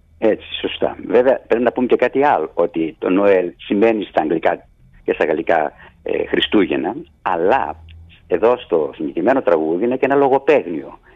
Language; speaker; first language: Greek; native; Greek